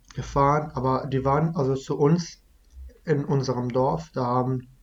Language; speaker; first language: German; non-native, fluent; Kurdish